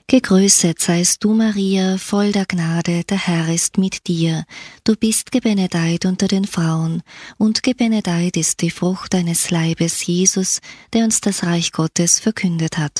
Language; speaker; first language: German; native; German